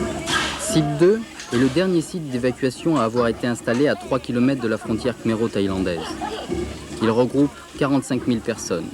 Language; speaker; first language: French; native; French